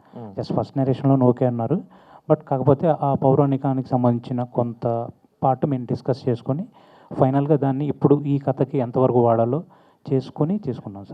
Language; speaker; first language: Telugu; native; Telugu